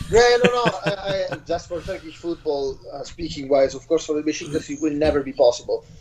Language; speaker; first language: English; non-native, fluent; Italian